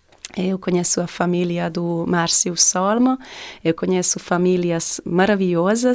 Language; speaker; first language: Portuguese; non-native, fluent; Hungarian